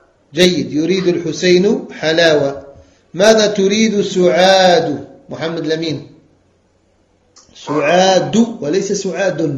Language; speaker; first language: Arabic; non-native, fluent; French